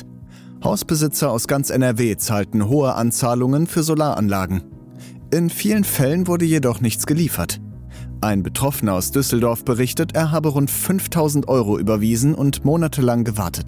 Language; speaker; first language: German; native; German